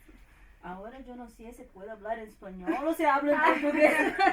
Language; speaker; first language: Spanish; non-native, fluent; Portuguese